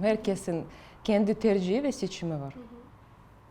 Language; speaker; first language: Turkish; non-native, fluent; Russian